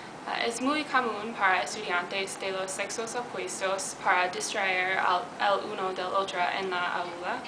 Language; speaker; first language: Spanish; non-native, learner; English